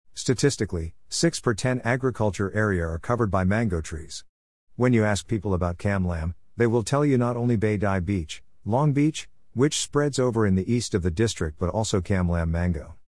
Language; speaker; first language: English; non-native, fluent; Vietnamese